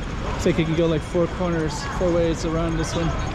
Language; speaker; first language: English; native; English